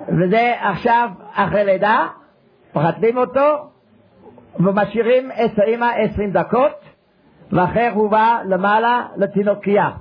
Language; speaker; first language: Hebrew; non-native, fluent; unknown